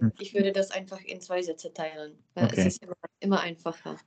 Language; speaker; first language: German; non-native, fluent; Czech